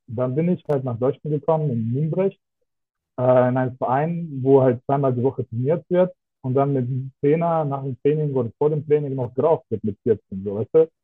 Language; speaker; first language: German; non-native, fluent; Russian